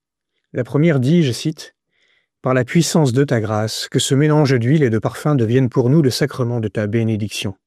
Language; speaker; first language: French; native; French